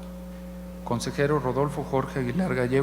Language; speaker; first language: Spanish; native; Spanish